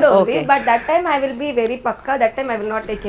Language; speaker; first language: Telugu; non-native, learner; Malayalam